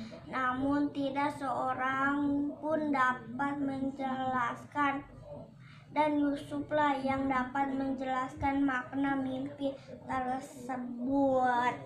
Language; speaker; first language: Indonesian; native; Indonesian